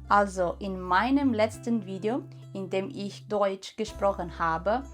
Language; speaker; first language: German; non-native, learner; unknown